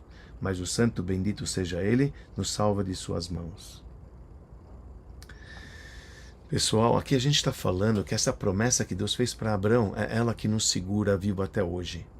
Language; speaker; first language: Portuguese; native; Portuguese